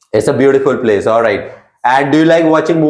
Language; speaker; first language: English; non-native, fluent; Hindi